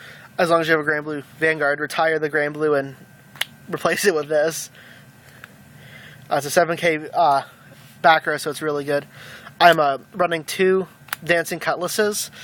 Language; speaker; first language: English; native; English